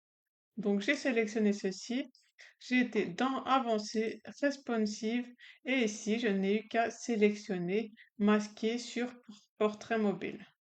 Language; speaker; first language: French; native; French